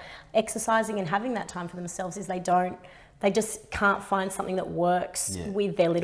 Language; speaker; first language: English; native; English